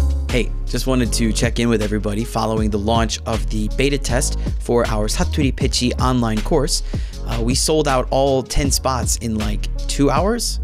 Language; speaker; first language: English; native; English